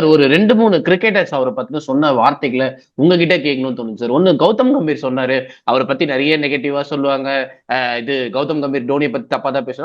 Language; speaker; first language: Tamil; native; Tamil